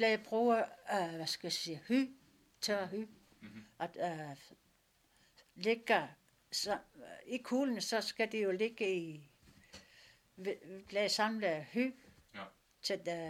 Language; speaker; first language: Danish; non-native, local second language; Kalaallisut